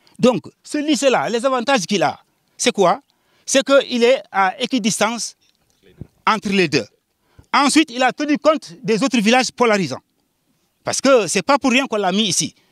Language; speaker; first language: French; non-native, local second language; Jola-Fonyi